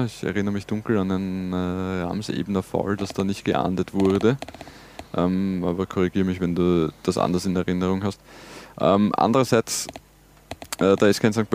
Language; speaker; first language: German; native; German